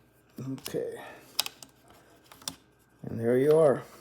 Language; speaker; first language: English; native; English